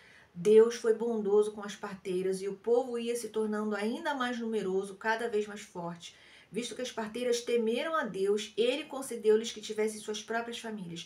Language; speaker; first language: Portuguese; native; Portuguese